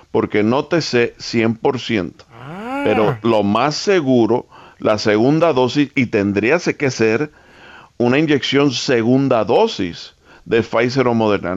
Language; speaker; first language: Spanish; early bilingual, heritage; Spanish